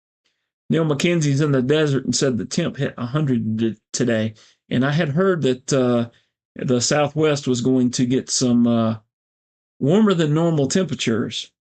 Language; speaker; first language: English; native; English